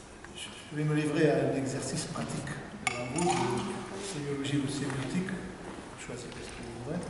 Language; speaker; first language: French; native; French